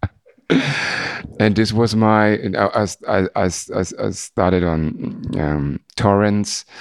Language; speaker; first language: English; non-native, fluent; German